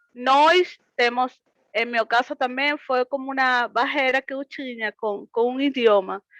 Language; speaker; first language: Portuguese; non-native, fluent; Spanish